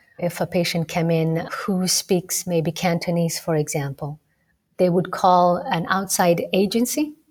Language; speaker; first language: English; non-native, local second language; Somali